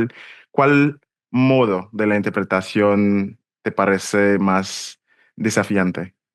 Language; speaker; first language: Spanish; non-native, fluent; English